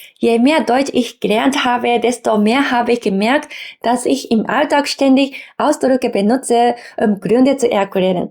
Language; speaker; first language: German; non-native, fluent; Japanese